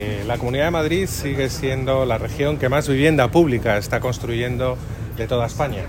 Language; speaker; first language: Spanish; native; Spanish